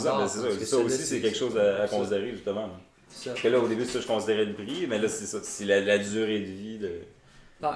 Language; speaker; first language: French; native; French